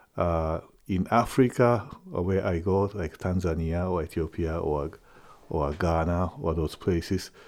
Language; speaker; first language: English; non-native, fluent; Japanese